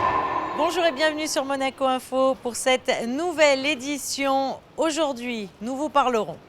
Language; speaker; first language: French; native; French